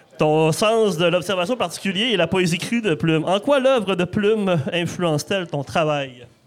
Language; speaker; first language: French; native; French